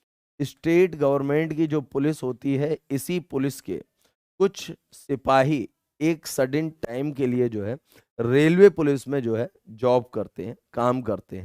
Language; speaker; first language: Hindi; native; Hindi